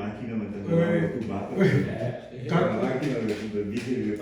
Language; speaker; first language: Italian; native; Italian